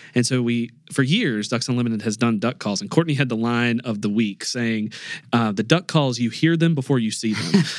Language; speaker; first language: English; native; English